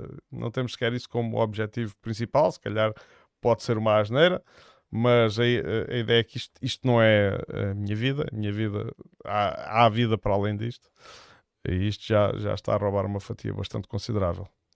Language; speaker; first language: Portuguese; native; Portuguese